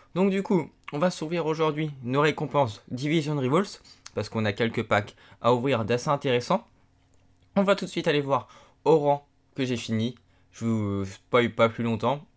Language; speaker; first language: French; native; French